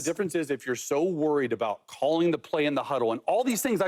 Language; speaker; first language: English; native; English